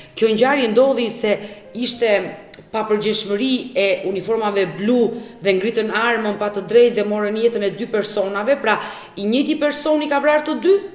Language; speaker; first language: Albanian; native; Albanian